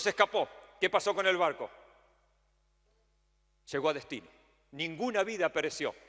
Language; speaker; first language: Spanish; native; Spanish